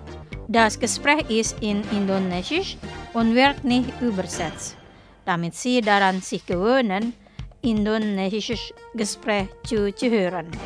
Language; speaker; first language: German; non-native, fluent; Indonesian